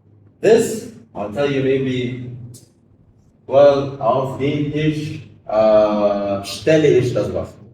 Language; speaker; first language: German; non-native, fluent; Arabic